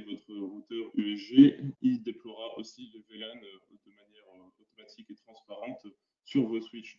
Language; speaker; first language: French; native; French